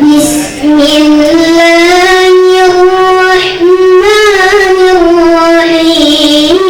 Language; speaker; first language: Arabic; non-native, learner; Indonesian